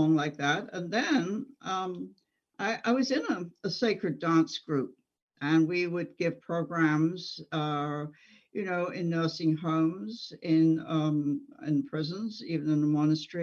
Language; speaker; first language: English; native; English